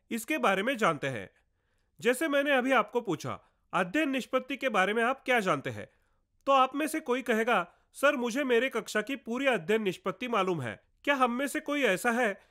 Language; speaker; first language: Hindi; non-native, local second language; Marathi